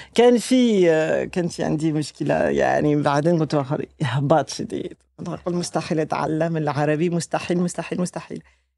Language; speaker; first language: Arabic; non-native, fluent; French